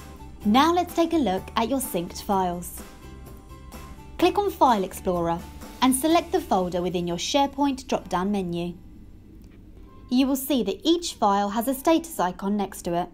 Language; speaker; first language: English; native; English